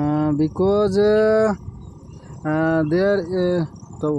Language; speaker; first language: English; non-native, learner; Hindi